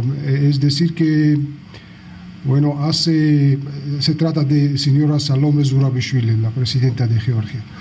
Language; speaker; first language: Spanish; non-native, fluent; Georgian